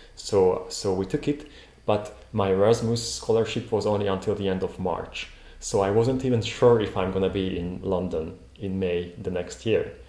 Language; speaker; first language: English; non-native, fluent; Hungarian